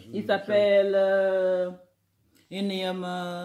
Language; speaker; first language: French; non-native, learner; English